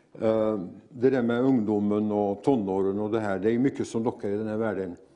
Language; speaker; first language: Swedish; native; Swedish